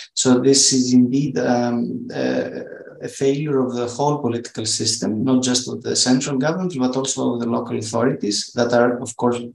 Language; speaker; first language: English; non-native, fluent; Greek